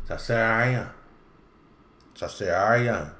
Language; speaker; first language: French; non-native, learner; English